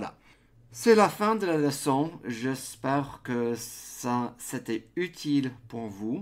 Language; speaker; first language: French; non-native, fluent; English